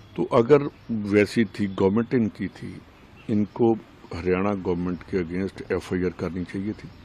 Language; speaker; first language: Hindi; non-native, local second language; Punjabi